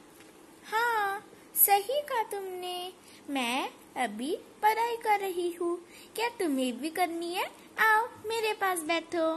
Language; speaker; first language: Hindi; native; Hindi